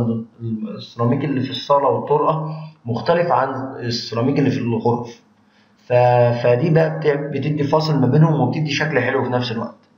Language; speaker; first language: Arabic; native; Arabic